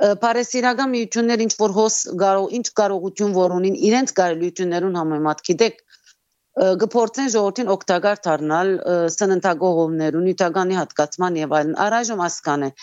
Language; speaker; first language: Armenian; early bilingual, heritage; Armenian